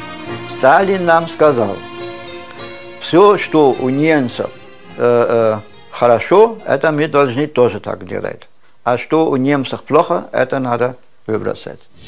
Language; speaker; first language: Russian; non-native, learner; German